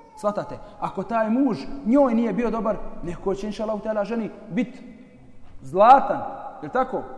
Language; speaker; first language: Bosnian; native; Bosnian